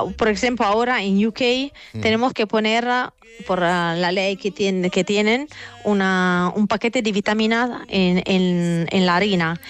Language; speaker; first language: Spanish; non-native, fluent; Italian